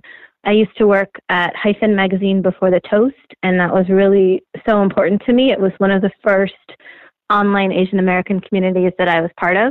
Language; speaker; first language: English; native; English